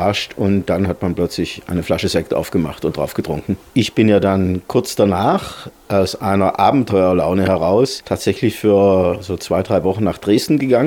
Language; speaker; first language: German; native; German